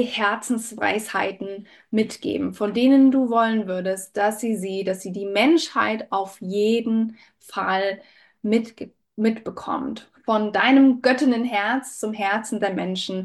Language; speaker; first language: German; native; German